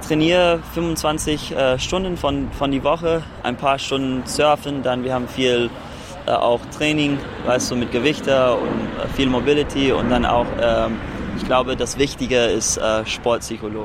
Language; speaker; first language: German; early bilingual, heritage; German